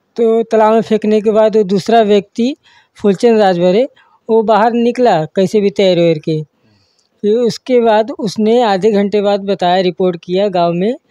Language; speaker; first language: Hindi; native; Hindi